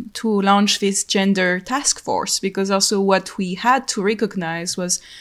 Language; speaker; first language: English; non-native, fluent; French